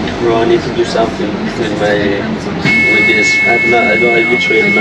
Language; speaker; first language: English; non-native, fluent; Italian